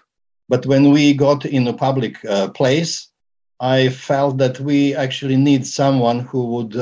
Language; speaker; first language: English; non-native, fluent; Serbian